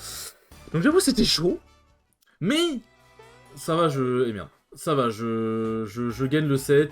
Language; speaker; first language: French; native; French